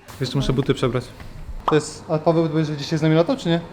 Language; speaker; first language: Polish; native; Polish